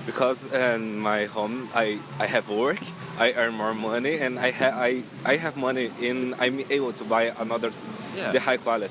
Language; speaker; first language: English; non-native, learner; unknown